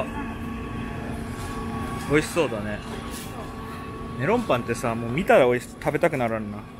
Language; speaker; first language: Japanese; native; Japanese